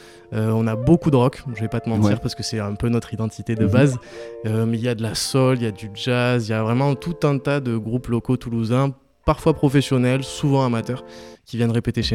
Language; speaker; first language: French; native; French